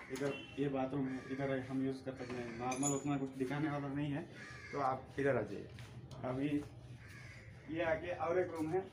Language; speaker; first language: Hindi; non-native, local second language; Urdu